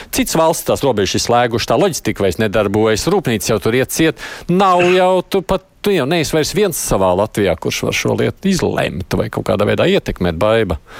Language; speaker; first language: Latvian; native; Latvian